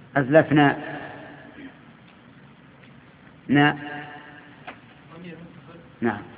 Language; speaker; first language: Arabic; native; Arabic